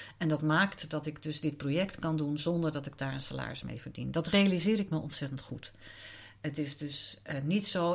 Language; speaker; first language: Dutch; native; Dutch